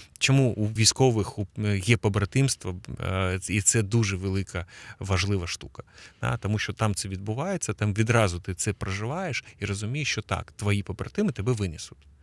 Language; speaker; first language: Ukrainian; native; Ukrainian